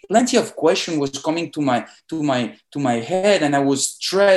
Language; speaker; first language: English; non-native, fluent; French